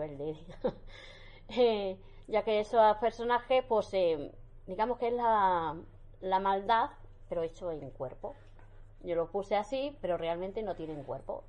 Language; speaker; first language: Spanish; native; Spanish